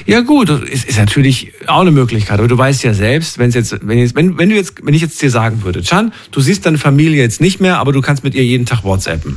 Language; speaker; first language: German; native; German